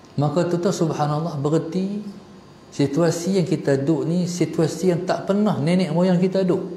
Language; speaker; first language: Malay; native; Malay